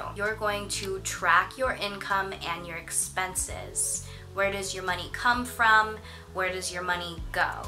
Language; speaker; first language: English; native; English